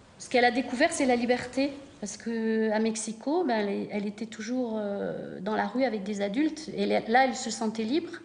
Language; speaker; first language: French; native; French